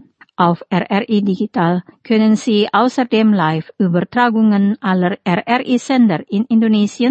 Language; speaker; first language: German; non-native, fluent; Indonesian